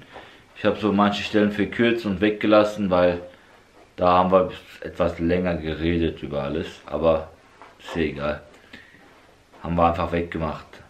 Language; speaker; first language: German; early bilingual, other home language; Turkish